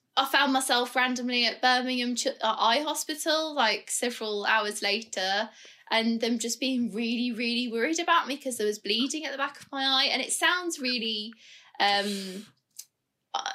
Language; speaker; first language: English; native; English